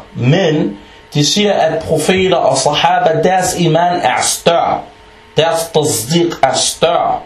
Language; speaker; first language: Danish; early bilingual, other home language; Arabic